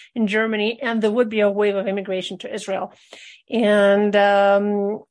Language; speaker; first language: English; early bilingual, other home language; Russian